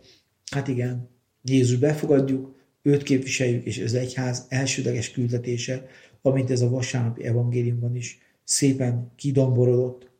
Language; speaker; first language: Hungarian; native; Hungarian